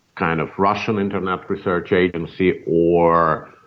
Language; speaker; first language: English; non-native, fluent; Russian